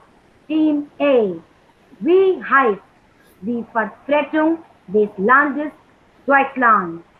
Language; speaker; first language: German; non-native, learner; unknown